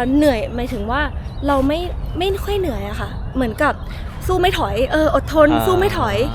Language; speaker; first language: Thai; early bilingual, other home language; Italian